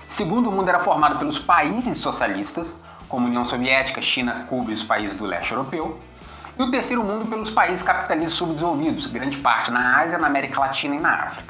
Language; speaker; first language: Portuguese; native; Portuguese